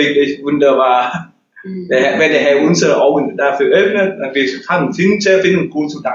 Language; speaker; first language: German; non-native, learner; Vietnamese